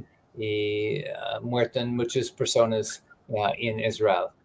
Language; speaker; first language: Spanish; non-native, learner; English